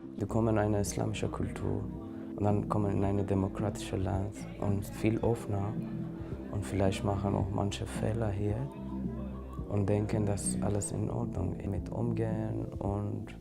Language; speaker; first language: German; non-native, learner; Persian